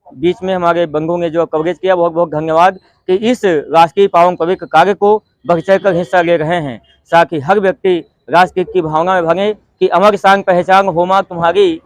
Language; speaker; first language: Hindi; native; Hindi